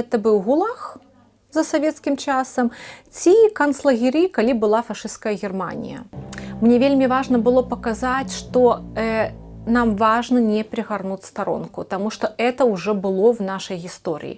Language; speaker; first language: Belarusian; non-native, local second language; Russian